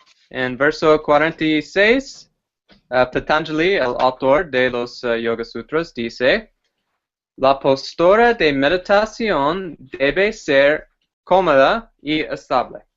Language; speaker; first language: Spanish; non-native, fluent; English